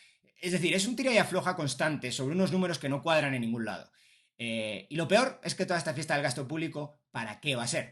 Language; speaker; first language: Spanish; native; Spanish